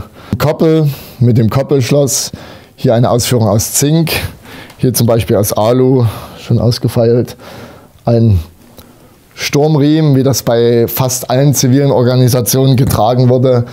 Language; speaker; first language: German; native; German